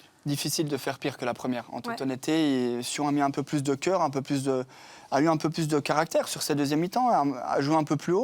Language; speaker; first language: French; native; French